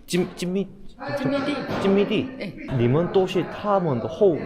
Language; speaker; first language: Chinese; non-native, fluent; Korean